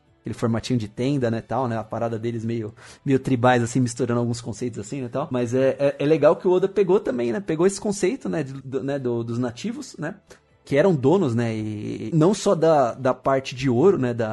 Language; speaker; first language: Portuguese; native; Portuguese